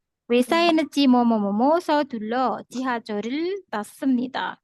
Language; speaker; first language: Korean; non-native, fluent; Indonesian